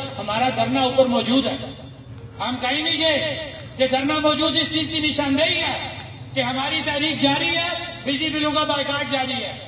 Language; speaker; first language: Urdu; non-native, local second language; Pahari-Potwari